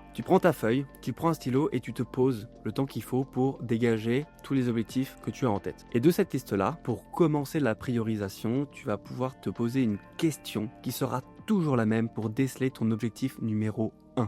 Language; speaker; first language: French; native; French